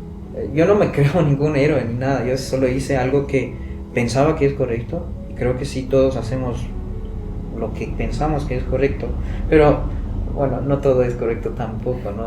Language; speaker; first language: Spanish; non-native, fluent; Persian